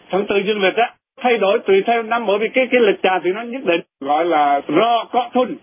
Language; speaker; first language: Vietnamese; non-native, local second language; Eastern Cham